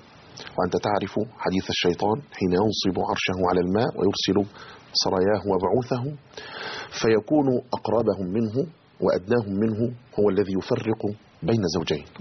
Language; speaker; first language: Arabic; native; Arabic